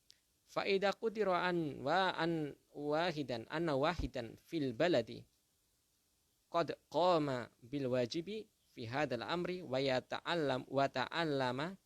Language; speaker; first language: Arabic; non-native, fluent; Indonesian